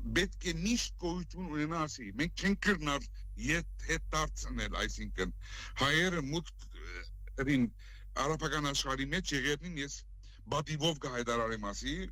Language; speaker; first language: Armenian; native; Armenian